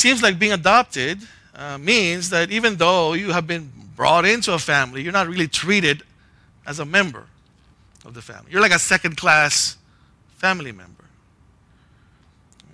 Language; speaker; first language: English; non-native, local second language; Filipino